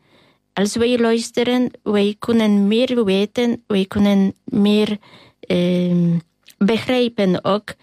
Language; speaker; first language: Dutch; non-native, learner; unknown